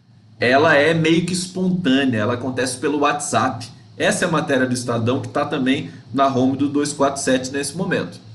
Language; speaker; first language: Portuguese; native; Portuguese